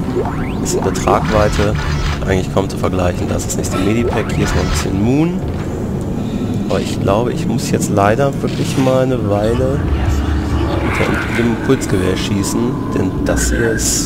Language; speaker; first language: German; native; German